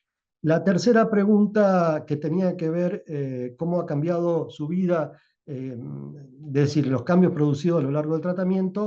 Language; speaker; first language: Spanish; native; Spanish